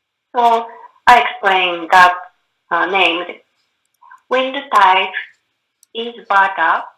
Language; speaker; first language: English; non-native, learner; Japanese